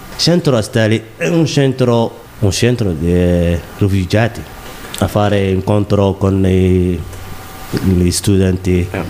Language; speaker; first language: Italian; non-native, learner; Somali